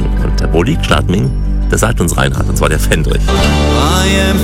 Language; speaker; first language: German; native; German